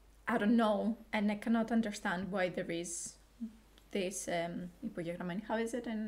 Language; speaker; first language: English; non-native, fluent; Greek